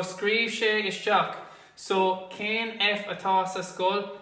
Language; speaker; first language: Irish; non-native, local second language; English